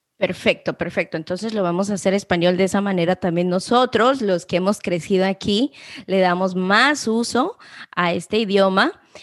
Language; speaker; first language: Spanish; early bilingual, heritage; Spanish